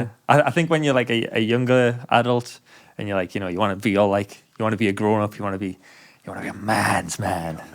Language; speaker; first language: English; native; English